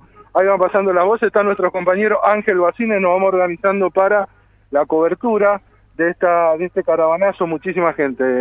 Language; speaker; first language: Spanish; native; Spanish